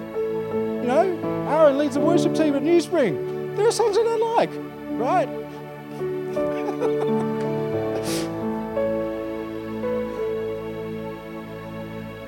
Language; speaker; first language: English; native; English